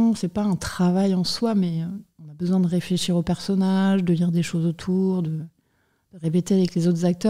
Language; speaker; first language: French; native; French